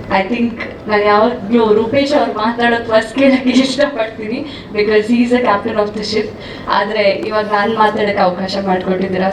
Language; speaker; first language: Kannada; non-native, local second language; Tulu